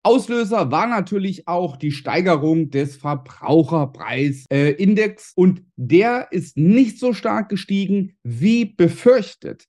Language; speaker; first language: German; native; German